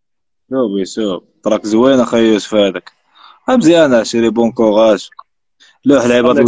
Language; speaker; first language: Arabic; native; Arabic